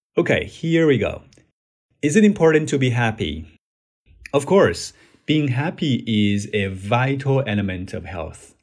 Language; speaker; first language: English; non-native, fluent; Chinese